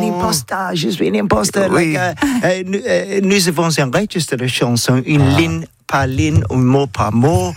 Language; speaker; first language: French; non-native, learner; English